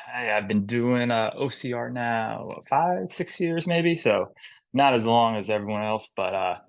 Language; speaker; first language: English; native; English